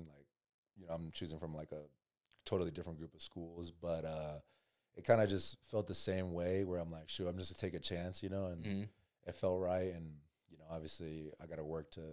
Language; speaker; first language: English; native; English